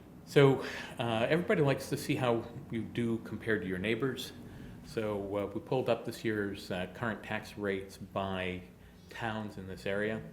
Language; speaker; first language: English; native; English